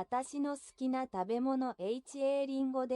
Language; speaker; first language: Japanese; non-native, learner; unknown